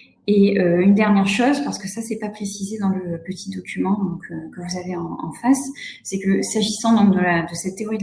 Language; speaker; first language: French; native; French